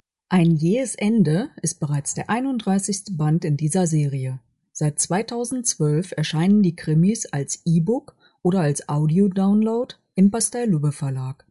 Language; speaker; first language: German; native; German